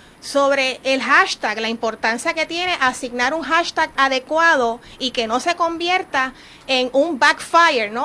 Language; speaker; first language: Spanish; native; Spanish